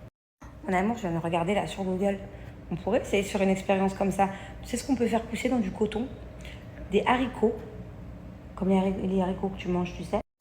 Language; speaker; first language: French; native; French